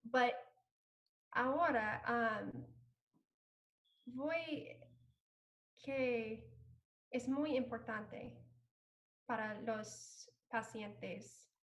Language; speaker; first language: Spanish; non-native, learner; English